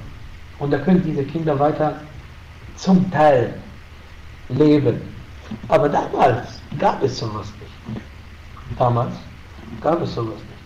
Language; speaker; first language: German; non-native, fluent; Arabic